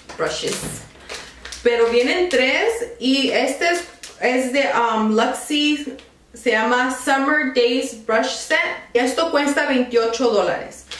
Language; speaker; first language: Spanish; early bilingual, other home language; English